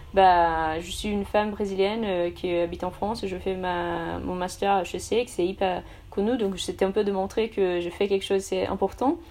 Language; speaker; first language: French; non-native, fluent; Portuguese